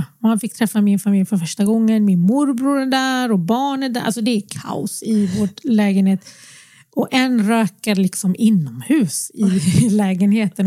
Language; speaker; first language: Swedish; early bilingual, other home language; Arabic